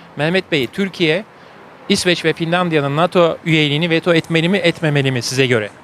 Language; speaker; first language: Turkish; native; Turkish